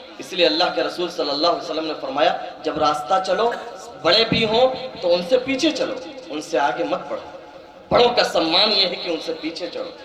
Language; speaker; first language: Urdu; native; Urdu